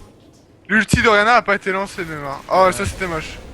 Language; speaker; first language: French; native; French